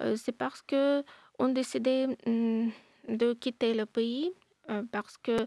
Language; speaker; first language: French; non-native, learner; Ukrainian